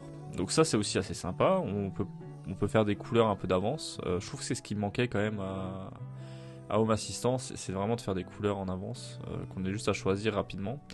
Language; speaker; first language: French; native; French